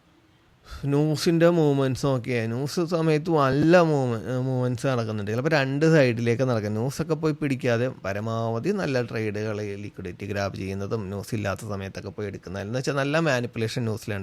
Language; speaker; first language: Malayalam; native; Malayalam